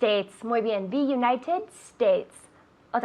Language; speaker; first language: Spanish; non-native, fluent; English